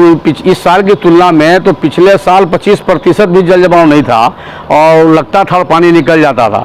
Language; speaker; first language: Hindi; native; Hindi